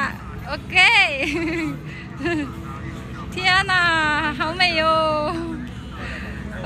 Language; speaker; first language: Chinese; non-native, fluent; Vietnamese